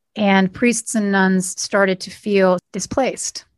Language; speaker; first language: English; native; English